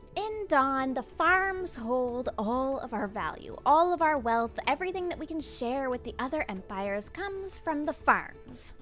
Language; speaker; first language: English; native; English